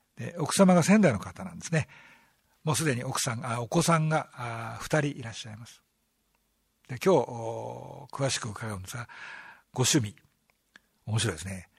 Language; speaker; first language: Japanese; native; Japanese